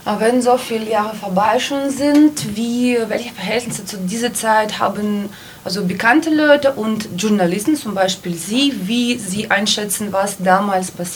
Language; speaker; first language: German; non-native, learner; Russian